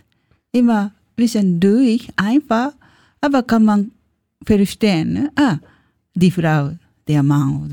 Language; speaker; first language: German; non-native, learner; Japanese